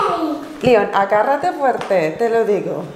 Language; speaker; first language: Spanish; non-native, learner; Filipino